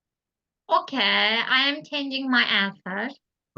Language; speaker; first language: English; non-native, learner; Turkish